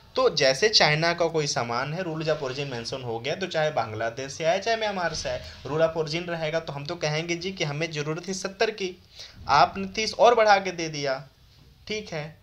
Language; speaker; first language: Hindi; native; Hindi